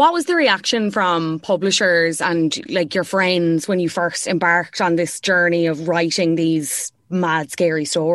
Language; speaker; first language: English; native; English